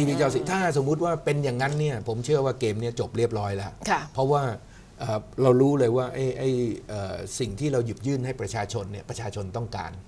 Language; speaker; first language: Thai; native; Thai